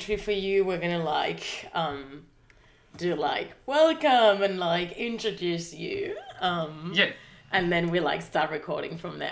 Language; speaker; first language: English; non-native, fluent; Spanish